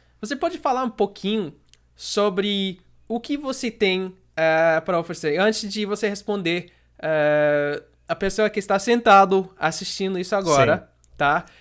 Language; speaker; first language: Portuguese; non-native, fluent; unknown